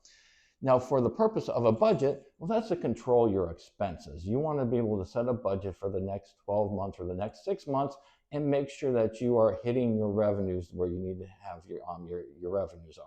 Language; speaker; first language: English; native; English